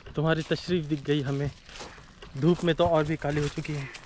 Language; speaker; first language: Hindi; non-native, local second language; Marathi